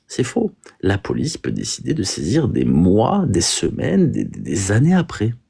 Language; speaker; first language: French; native; French